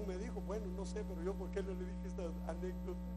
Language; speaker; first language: Spanish; native; Spanish